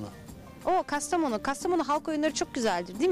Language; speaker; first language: Turkish; native; Turkish